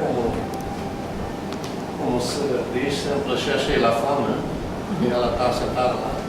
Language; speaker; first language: Portuguese; non-native, fluent; Dutch